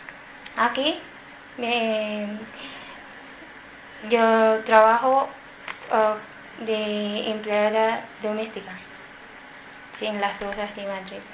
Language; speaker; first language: Spanish; non-native, learner; Filipino